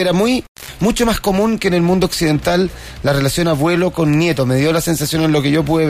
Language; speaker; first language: Spanish; native; Spanish